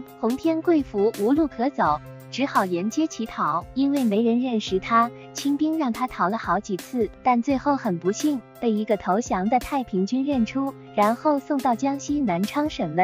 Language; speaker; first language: Chinese; native; Chinese